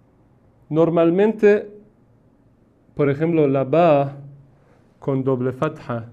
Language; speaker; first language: Spanish; non-native, fluent; Persian